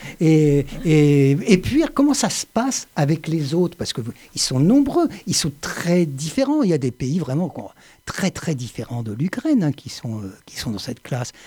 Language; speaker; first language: French; native; French